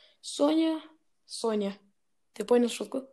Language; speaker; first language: Russian; early bilingual, heritage; Russian